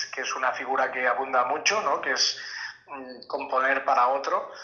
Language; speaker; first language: Spanish; native; Spanish